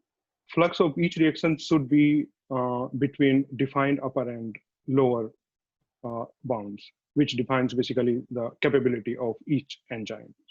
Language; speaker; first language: English; non-native, fluent; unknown